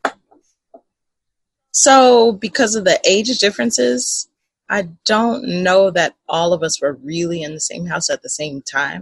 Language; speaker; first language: English; native; English